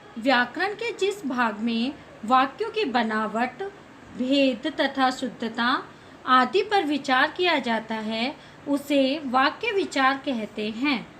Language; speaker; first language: Hindi; native; Hindi